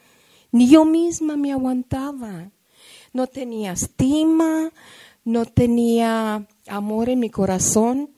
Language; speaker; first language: Spanish; early bilingual, heritage; Spanish